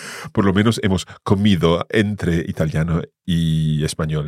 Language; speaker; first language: Spanish; non-native, fluent; English